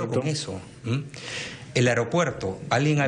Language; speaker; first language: Spanish; native; Spanish